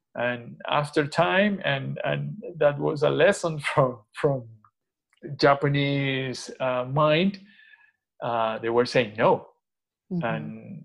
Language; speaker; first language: English; non-native, fluent; Spanish